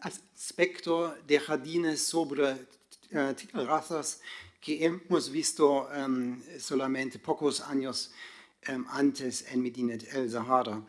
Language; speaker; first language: Spanish; non-native, fluent; German